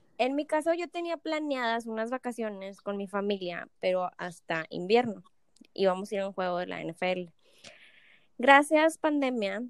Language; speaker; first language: Spanish; native; Spanish